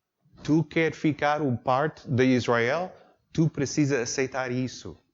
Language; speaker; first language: Portuguese; non-native, learner; English